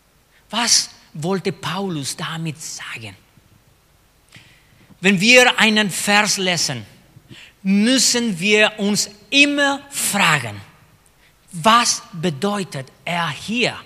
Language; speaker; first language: German; non-native, fluent; Spanish